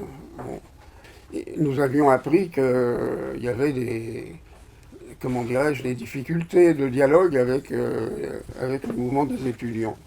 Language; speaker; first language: French; native; French